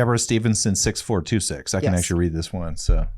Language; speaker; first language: English; native; English